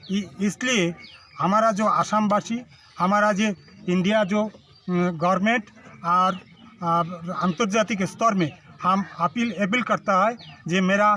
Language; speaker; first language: Hindi; non-native, local second language; Bangla